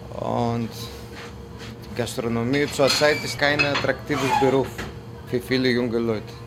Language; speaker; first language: German; non-native, learner; Greek